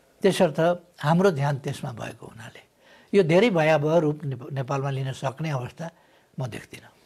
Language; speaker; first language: Nepali; native; Nepali